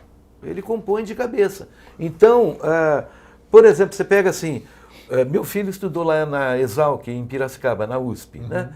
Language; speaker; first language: Portuguese; native; Portuguese